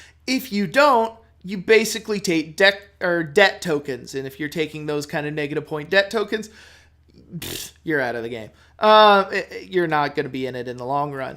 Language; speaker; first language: English; native; English